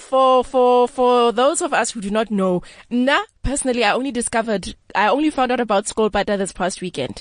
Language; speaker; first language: English; non-native, local second language; Southern Sotho